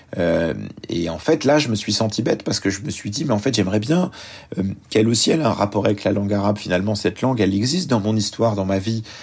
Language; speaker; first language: French; early bilingual, other home language; Arabic